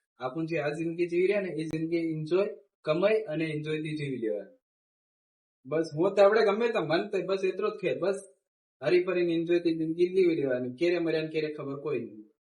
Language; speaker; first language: Gujarati; non-native, local second language; Bhili